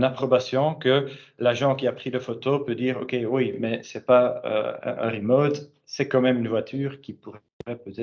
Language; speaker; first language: French; native; French